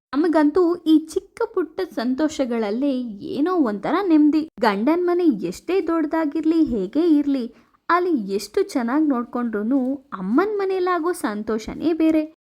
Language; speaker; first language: Kannada; non-native, local second language; Tulu